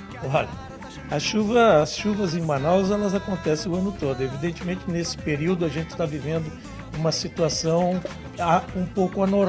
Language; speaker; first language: Portuguese; native; Portuguese